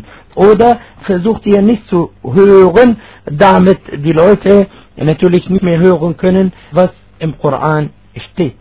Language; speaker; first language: German; non-native, fluent; Arabic